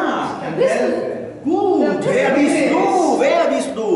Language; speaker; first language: German; non-native, learner; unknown